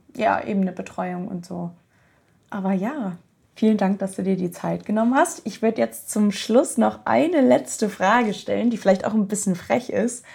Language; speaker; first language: German; native; German